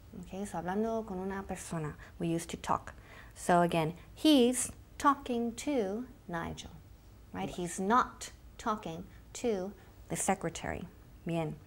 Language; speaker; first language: English; native; English